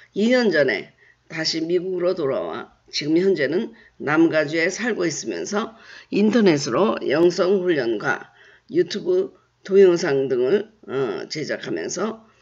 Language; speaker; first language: Korean; native; Korean